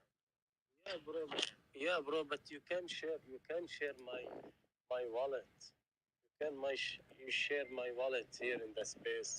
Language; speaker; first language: English; non-native, learner; Arabic